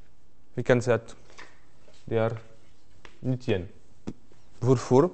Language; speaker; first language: Norwegian; non-native, fluent; French